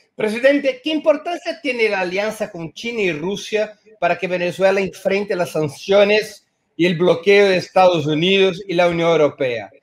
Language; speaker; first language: Spanish; non-native, fluent; Portuguese